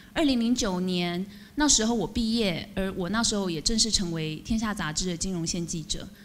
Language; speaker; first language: Chinese; native; Chinese